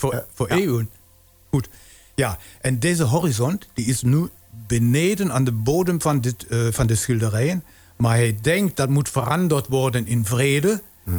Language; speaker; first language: Dutch; non-native, fluent; German